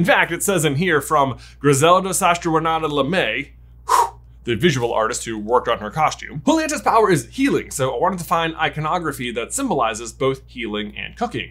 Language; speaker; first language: English; native; English